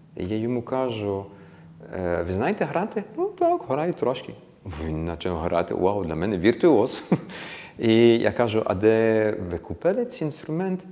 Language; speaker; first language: Ukrainian; early bilingual, heritage; Ukrainian